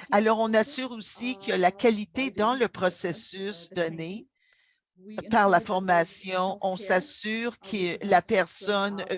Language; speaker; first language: French; non-native, fluent; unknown